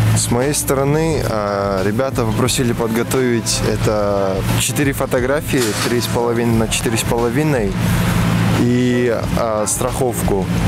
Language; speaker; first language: Russian; non-native, local second language; Kyrgyz